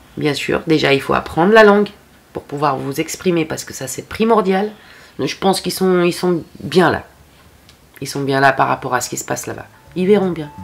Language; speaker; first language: French; non-native, fluent; Persian